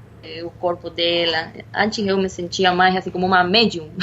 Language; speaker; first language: Portuguese; non-native, fluent; Spanish